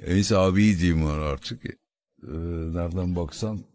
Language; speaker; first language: Turkish; native; Turkish